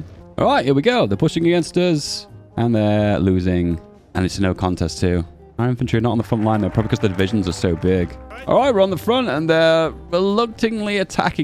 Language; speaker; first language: English; native; English